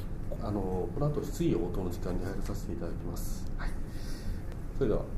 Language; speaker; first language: Japanese; native; Japanese